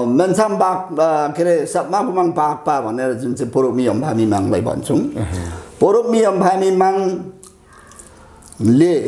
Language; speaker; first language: Nepali; non-native, local second language; Limbu